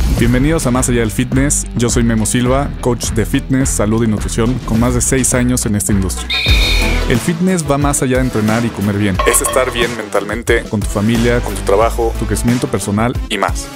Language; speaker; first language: Spanish; native; Spanish